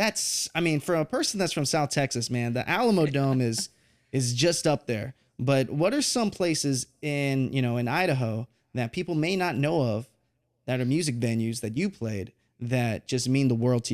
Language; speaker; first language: English; native; English